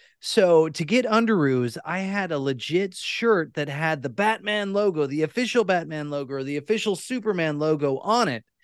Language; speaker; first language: English; native; English